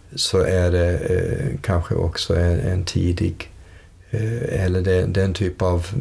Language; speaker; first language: Swedish; early bilingual, other home language; English